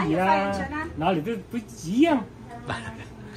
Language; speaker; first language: Chinese; non-native, learner; Cantonese